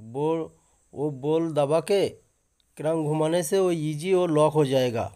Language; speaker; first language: Hindi; non-native, local second language; Bangla